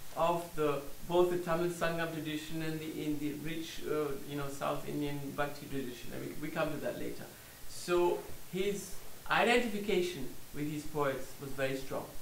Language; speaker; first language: English; non-native, fluent; German